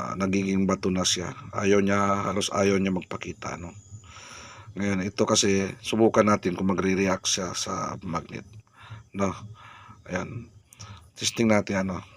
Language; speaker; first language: Filipino; non-native, local second language; Cebuano